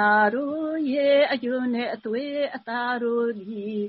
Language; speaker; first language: Burmese; non-native, fluent; English